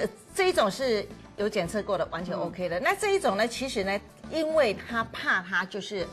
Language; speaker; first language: Chinese; native; Chinese